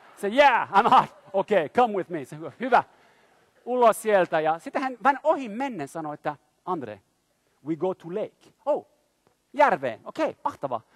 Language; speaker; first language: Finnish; non-native, fluent; French